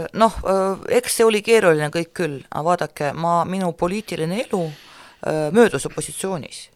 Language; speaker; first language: Estonian; non-native, local second language; Russian